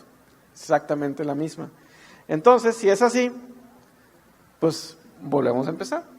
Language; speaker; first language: Spanish; native; Spanish